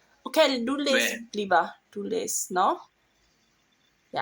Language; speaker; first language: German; non-native, fluent; Thai